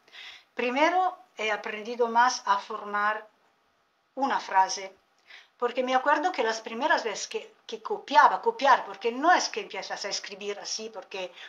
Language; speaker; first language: Spanish; non-native, fluent; Italian